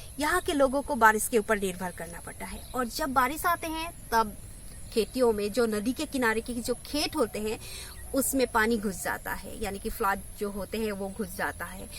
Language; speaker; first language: Hindi; non-native, local second language; Assamese